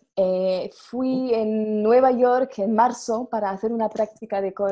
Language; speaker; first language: Spanish; non-native, fluent; French